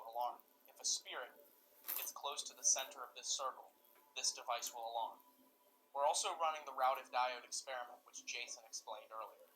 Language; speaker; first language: English; native; English